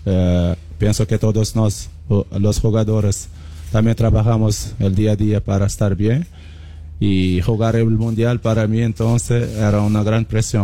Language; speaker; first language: Spanish; non-native, learner; Portuguese